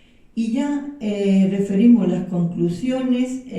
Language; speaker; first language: Spanish; native; Spanish